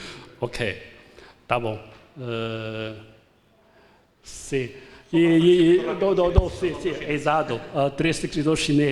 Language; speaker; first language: Portuguese; non-native, fluent; Chinese